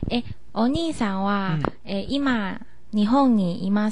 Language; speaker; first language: Japanese; non-native, learner; Chinese